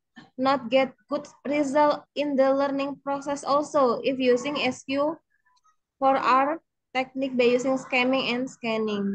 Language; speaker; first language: English; non-native, learner; Indonesian